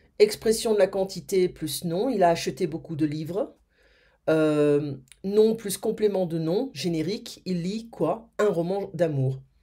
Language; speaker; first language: French; native; French